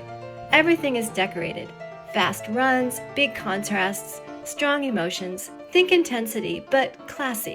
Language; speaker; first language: English; native; English